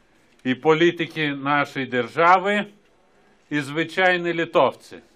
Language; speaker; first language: Ukrainian; non-native, fluent; Lithuanian